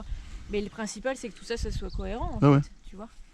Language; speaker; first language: French; native; French